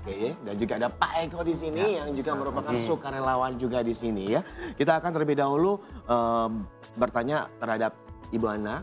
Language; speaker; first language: Indonesian; native; Indonesian